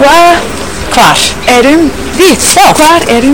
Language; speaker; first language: Icelandic; non-native, learner; English